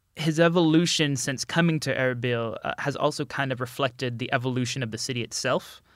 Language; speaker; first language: English; native; English